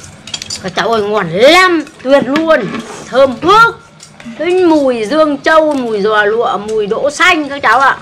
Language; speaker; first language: Vietnamese; native; Vietnamese